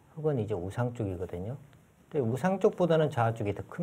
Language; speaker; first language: Korean; native; Korean